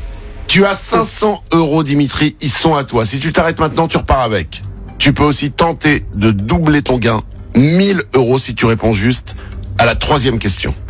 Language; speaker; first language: French; native; French